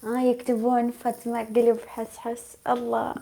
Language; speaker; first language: Arabic; non-native, learner; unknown